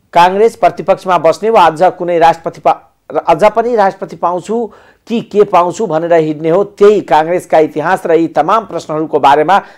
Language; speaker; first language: Nepali; non-native, local second language; Maithili